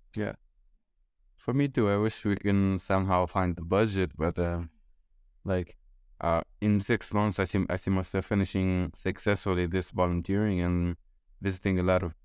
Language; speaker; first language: English; non-native, fluent; Arabic